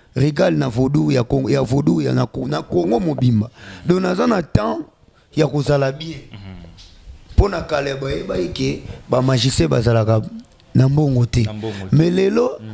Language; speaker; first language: Lingala; non-native, local second language; Kongo